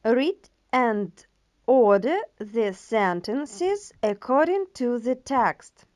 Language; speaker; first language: English; non-native, fluent; Ukrainian